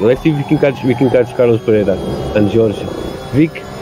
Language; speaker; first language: English; non-native, fluent; Portuguese